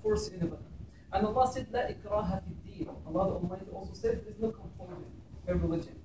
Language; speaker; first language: English; non-native, fluent; Arabic